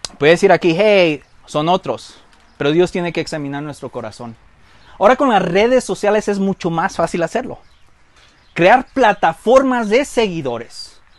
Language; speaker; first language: Spanish; early bilingual, heritage; Spanish